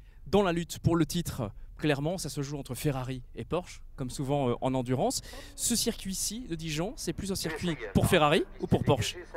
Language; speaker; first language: French; native; French